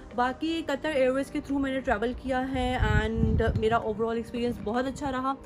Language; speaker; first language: Urdu; native; Urdu